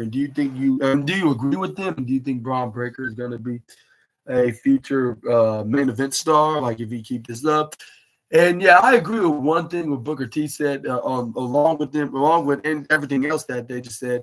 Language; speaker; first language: English; native; English